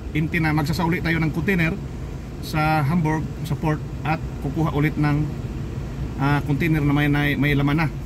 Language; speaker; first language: Filipino; non-native, local second language; Cebuano